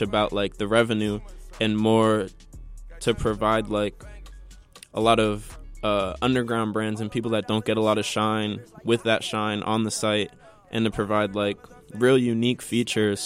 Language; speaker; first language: English; native; English